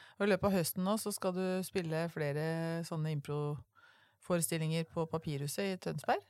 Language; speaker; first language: Norwegian; native; Norwegian